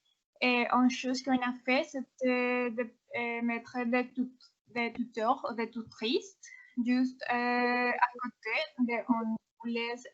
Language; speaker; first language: French; non-native, fluent; Spanish